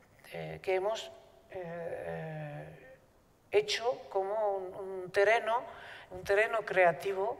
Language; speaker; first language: Spanish; non-native, fluent; Basque